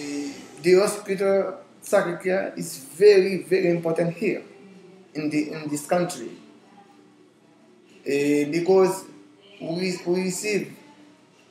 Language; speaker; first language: English; non-native, learner; Haitian Creole